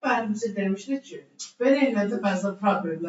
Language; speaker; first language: Turkish; non-native, learner; Azerbaijani